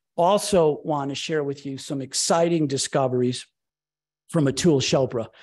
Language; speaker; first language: English; native; English